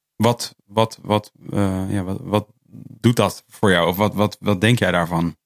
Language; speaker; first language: Dutch; native; Dutch